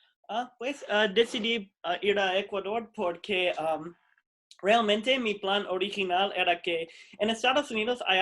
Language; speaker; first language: Spanish; non-native, fluent; English